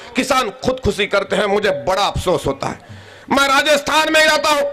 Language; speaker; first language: Hindi; non-native, local second language; Marathi